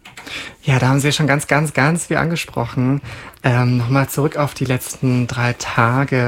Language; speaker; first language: German; native; German